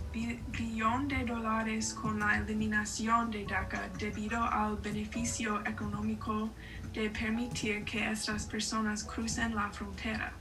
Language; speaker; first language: Spanish; non-native, learner; English